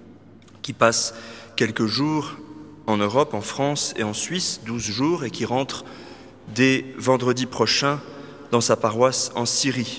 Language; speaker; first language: French; native; French